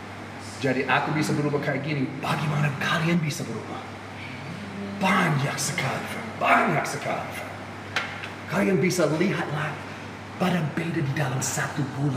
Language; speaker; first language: Indonesian; non-native, fluent; English